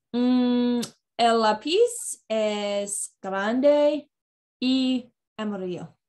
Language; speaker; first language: Spanish; non-native, learner; English